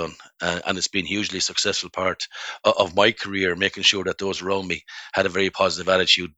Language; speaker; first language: English; native; English